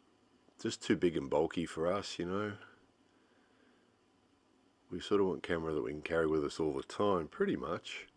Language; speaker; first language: English; native; English